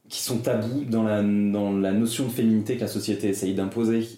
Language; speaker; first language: French; native; French